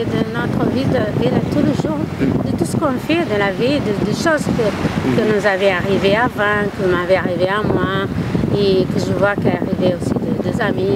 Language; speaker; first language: French; non-native, learner; Kabuverdianu